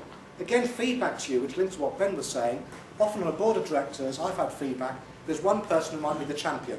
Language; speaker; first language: English; native; English